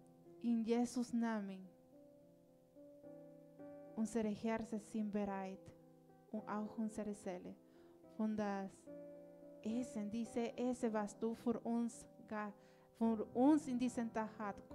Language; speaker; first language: German; non-native, learner; Spanish